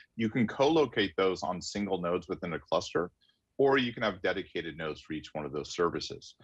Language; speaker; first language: English; native; English